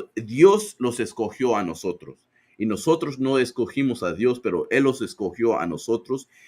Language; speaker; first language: Spanish; early bilingual, other home language; English